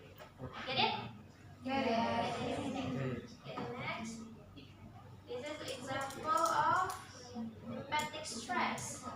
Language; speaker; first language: English; non-native, learner; Indonesian